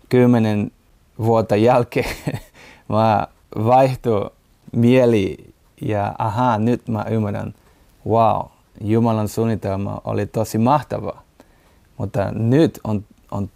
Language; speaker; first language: Finnish; non-native, learner; Portuguese